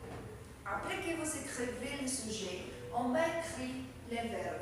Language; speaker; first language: French; non-native, fluent; Spanish